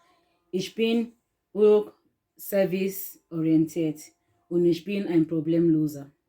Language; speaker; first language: German; non-native, learner; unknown